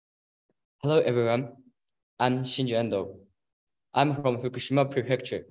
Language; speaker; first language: English; non-native, learner; Japanese